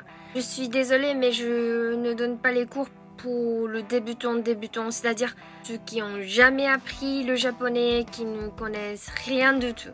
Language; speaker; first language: French; non-native, fluent; Japanese